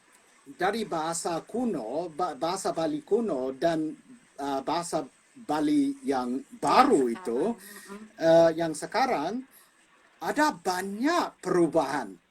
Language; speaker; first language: Indonesian; non-native, fluent; English